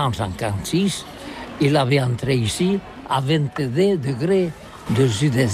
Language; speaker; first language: French; non-native, learner; Catalan